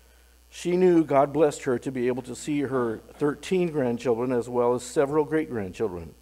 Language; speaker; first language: English; native; English